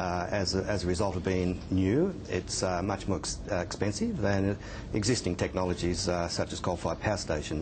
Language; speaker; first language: English; native; English